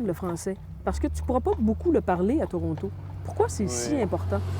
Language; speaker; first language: French; native; French